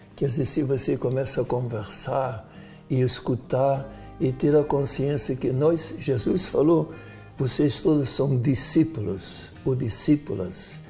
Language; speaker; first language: Portuguese; non-native, fluent; Dutch